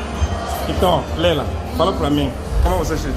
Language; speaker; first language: Portuguese; non-native, learner; Igbo